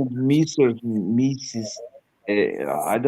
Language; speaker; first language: English; non-native, learner; Portuguese